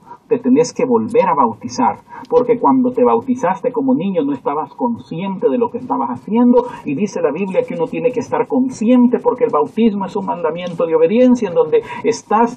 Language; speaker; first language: Spanish; native; Spanish